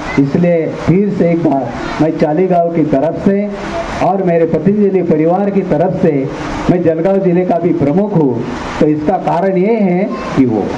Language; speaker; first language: Hindi; non-native, local second language; Marathi